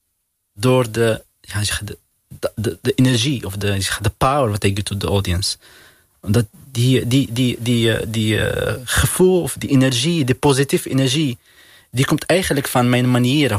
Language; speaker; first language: Dutch; non-native, fluent; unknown